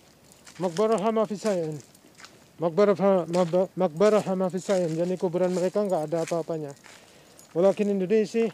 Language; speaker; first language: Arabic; non-native, learner; Indonesian